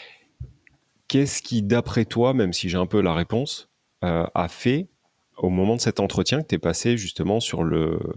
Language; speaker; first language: French; native; French